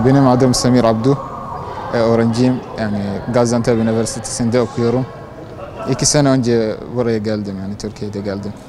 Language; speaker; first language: Turkish; non-native, learner; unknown